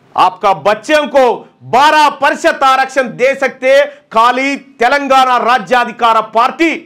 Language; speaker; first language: Hindi; non-native, local second language; Telugu